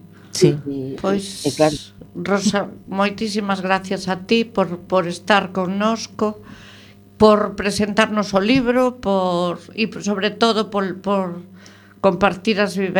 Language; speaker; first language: Spanish; native; Spanish